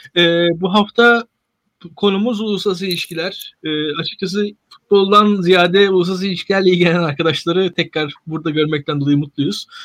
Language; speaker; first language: Turkish; native; Turkish